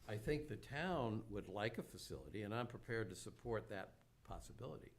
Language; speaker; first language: English; native; English